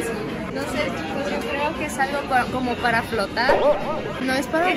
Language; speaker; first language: Spanish; native; Spanish